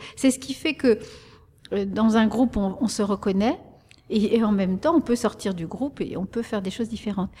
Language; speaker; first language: French; early bilingual, other home language; Spanish